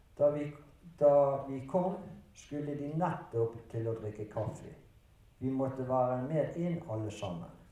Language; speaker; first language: Norwegian; early bilingual, other home language; German